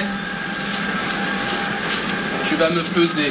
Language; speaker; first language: French; native; French